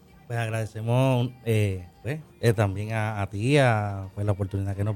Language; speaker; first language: Spanish; native; Spanish